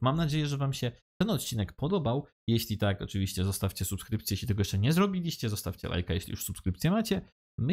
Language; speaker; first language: Polish; native; Polish